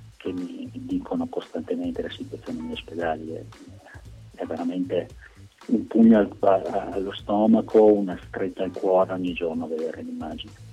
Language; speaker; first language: Italian; native; Italian